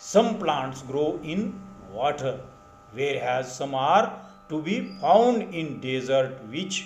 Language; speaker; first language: English; non-native, local second language; Marathi